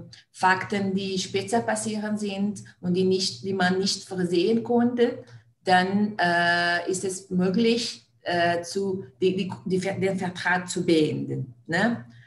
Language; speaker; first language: German; non-native, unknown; Portuguese